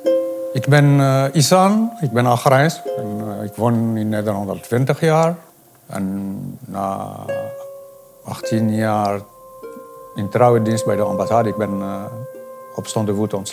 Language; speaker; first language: Dutch; non-native, fluent; Arabic